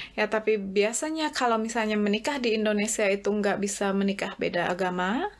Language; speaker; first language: Indonesian; native; Indonesian